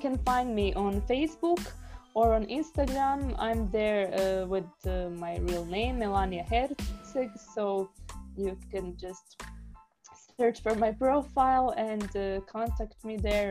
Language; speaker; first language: English; non-native, fluent; Croatian